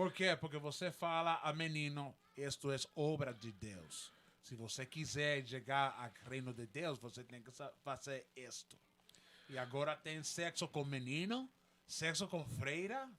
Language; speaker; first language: Portuguese; non-native, learner; Spanish